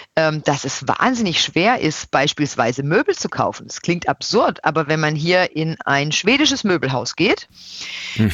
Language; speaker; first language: German; native; German